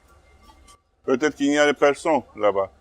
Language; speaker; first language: French; non-native, fluent; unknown